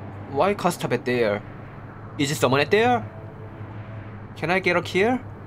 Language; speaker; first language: English; non-native, learner; Korean